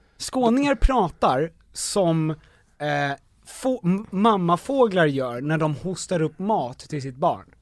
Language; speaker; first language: Swedish; native; Swedish